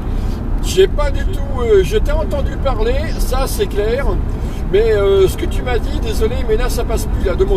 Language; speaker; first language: French; native; French